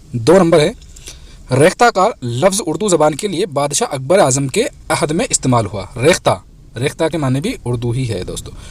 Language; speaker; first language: Urdu; native; Urdu